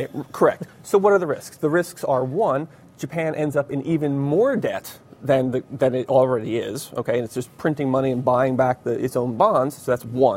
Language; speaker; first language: English; native; English